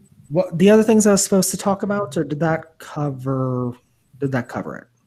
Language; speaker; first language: English; native; English